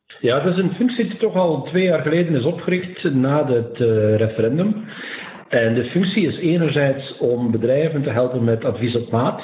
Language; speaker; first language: Dutch; native; Dutch